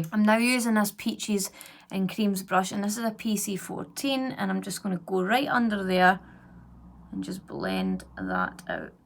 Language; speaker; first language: English; native; English